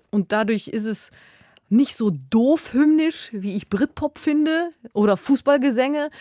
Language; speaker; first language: German; native; German